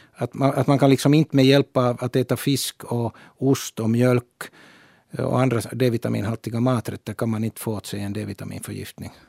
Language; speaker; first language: Swedish; native; Swedish